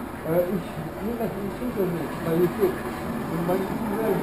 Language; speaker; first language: German; non-native, learner; Polish